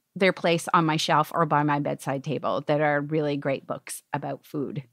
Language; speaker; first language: English; native; English